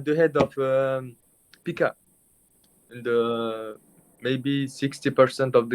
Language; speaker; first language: English; non-native, learner; Mongolian